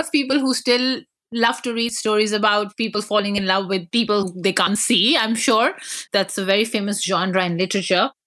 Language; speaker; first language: English; non-native, local second language; Pashto